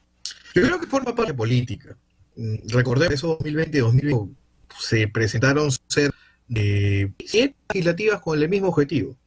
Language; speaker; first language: Spanish; native; Spanish